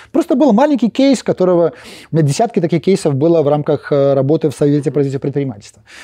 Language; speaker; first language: Russian; non-native, local second language; Polish